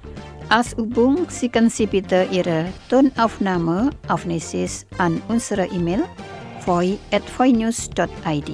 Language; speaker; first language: German; non-native, fluent; Indonesian